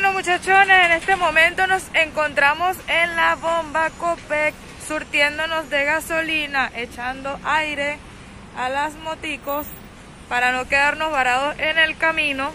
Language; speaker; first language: Spanish; native; Spanish